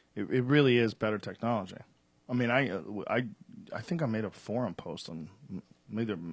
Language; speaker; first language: English; early bilingual, other home language; Italian